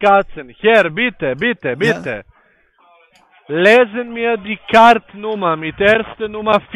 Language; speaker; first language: German; non-native, learner; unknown